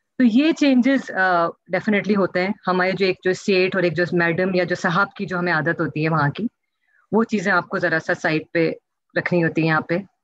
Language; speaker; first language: Urdu; native; Urdu